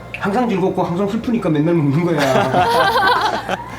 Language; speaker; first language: Korean; native; Korean